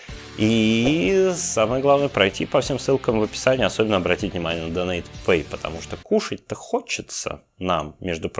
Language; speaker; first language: Russian; native; Russian